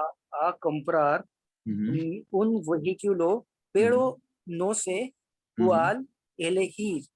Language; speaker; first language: Spanish; non-native, learner; Hindi